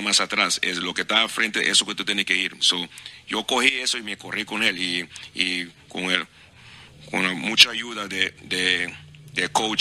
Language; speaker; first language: Spanish; non-native, fluent; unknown